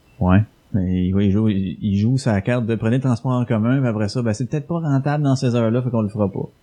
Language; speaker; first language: French; native; French